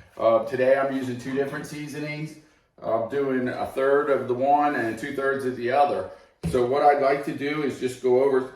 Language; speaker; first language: English; native; English